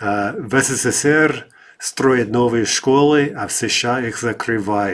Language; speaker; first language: Russian; non-native, fluent; English